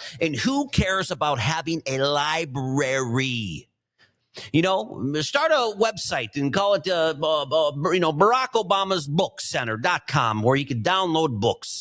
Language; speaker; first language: English; native; English